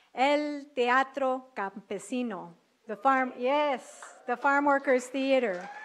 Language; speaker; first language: English; early bilingual, other home language; Spanish